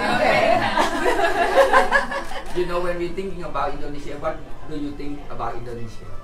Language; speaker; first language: English; non-native, learner; Thai